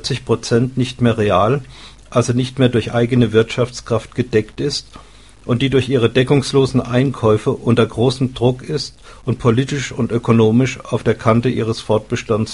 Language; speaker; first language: German; native; German